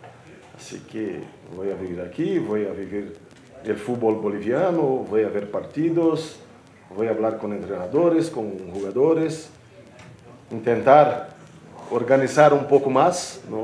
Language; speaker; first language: Spanish; non-native, fluent; Portuguese